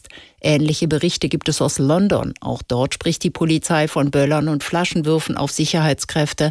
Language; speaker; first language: German; native; German